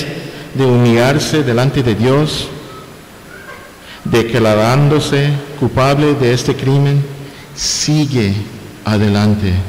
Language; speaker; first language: Spanish; non-native, fluent; English